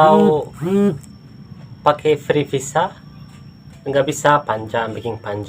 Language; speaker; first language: Indonesian; non-native, learner; Turkish